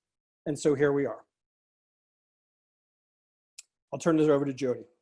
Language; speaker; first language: English; native; English